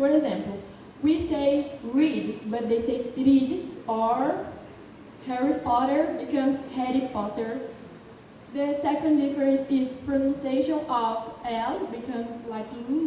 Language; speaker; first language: English; non-native, learner; Portuguese